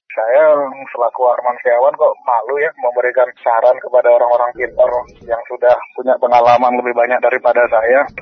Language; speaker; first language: Indonesian; native; Indonesian